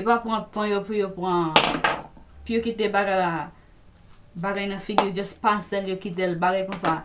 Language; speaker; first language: Haitian Creole; early bilingual, heritage; Haitian Creole